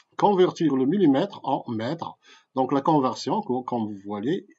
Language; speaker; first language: French; non-native, local second language; Arabic